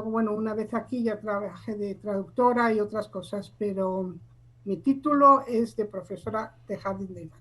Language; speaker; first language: Spanish; native; Spanish